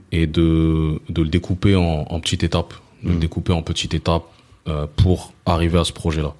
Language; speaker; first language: French; early bilingual, other home language; Lingala